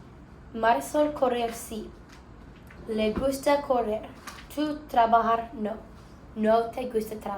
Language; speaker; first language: Spanish; non-native, learner; English